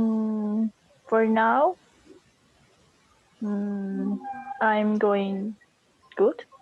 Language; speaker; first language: English; non-native, learner; Spanish